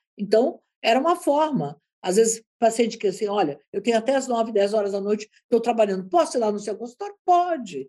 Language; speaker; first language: Portuguese; native; Portuguese